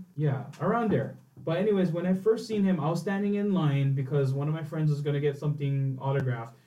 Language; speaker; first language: English; native; English